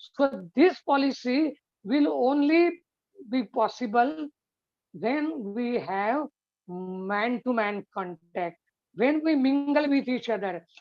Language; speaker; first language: English; non-native, local second language; Hindi